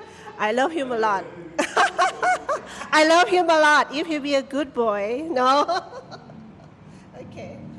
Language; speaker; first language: English; non-native, learner; Thai